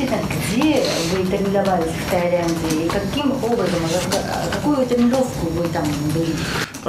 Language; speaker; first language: Russian; non-native, fluent; Japanese